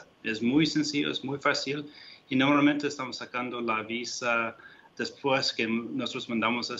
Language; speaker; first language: Spanish; non-native, fluent; English